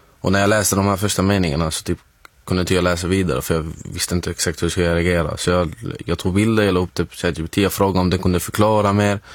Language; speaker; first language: Swedish; non-native, fluent; Arabic